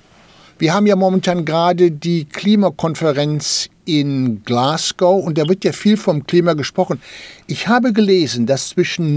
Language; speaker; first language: German; native; German